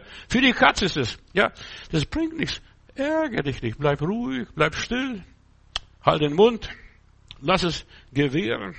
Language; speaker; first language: German; native; German